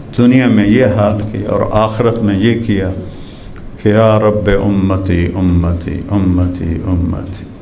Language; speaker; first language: Urdu; non-native, local second language; Saraiki